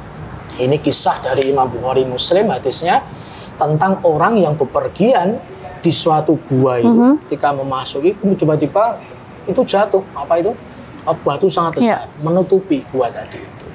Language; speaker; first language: Indonesian; native; Indonesian